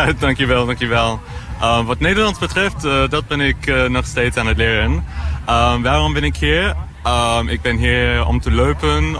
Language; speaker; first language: Dutch; non-native, fluent; English